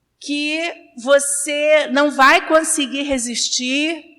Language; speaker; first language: Portuguese; native; Portuguese